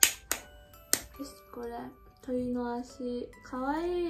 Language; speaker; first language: Japanese; non-native, learner; Vietnamese